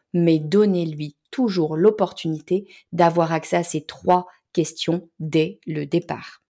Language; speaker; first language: French; native; French